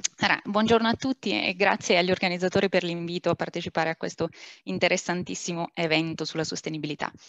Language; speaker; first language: Italian; native; Italian